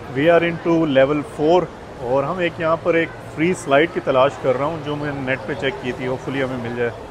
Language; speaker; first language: Urdu; non-native, local second language; Punjabi